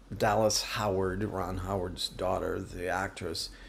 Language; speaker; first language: English; native; English